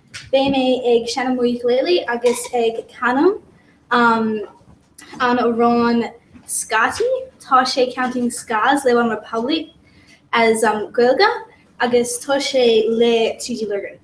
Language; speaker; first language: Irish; non-native, local second language; English